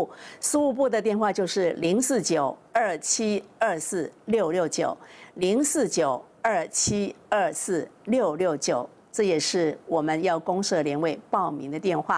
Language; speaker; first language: Chinese; native; Chinese